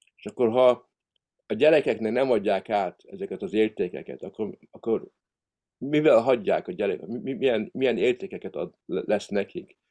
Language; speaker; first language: Hungarian; early bilingual, heritage; Hungarian